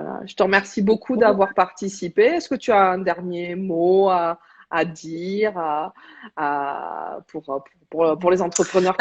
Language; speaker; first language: French; native; French